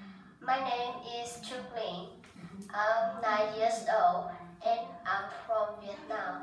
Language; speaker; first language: English; non-native, learner; Vietnamese